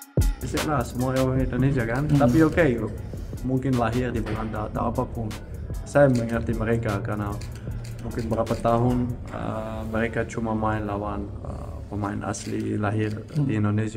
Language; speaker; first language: Indonesian; early bilingual, heritage; Dutch